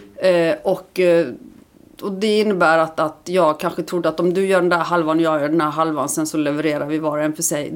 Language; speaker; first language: Swedish; early bilingual, other home language; Icelandic